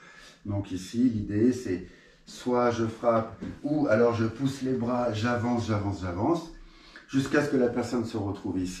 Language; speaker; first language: French; native; French